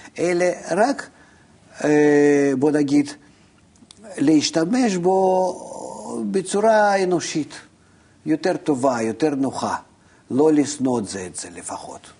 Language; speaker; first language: Hebrew; non-native, fluent; Russian